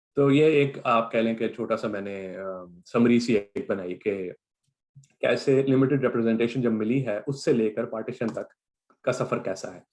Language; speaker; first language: Urdu; non-native, local second language; Punjabi